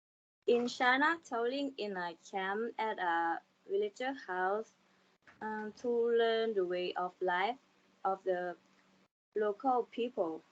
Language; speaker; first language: English; non-native, learner; Thai